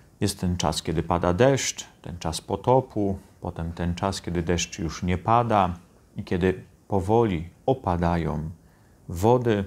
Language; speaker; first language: Polish; native; Polish